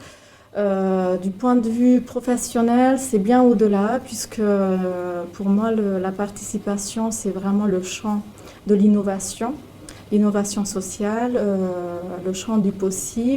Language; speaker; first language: French; native; French